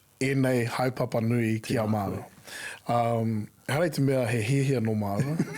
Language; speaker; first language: Māori; non-native, local second language; English